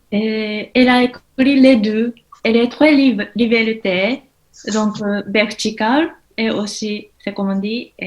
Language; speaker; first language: French; non-native, learner; Japanese